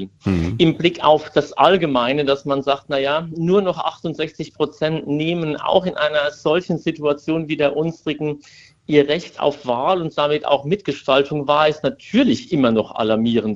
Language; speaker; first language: German; native; German